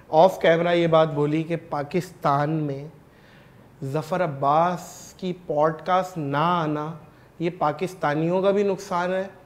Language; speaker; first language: Urdu; native; Urdu